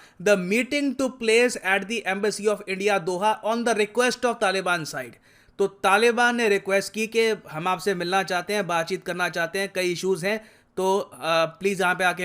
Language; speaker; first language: Hindi; native; Hindi